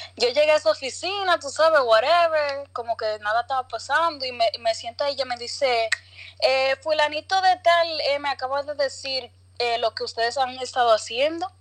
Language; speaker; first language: Spanish; early bilingual, other home language; English